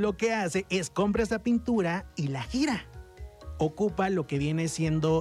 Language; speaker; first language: Spanish; native; Spanish